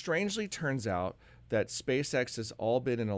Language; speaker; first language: English; native; English